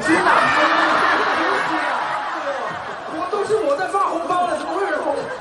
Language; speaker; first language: Chinese; native; Chinese